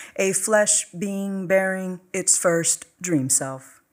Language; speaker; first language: English; native; English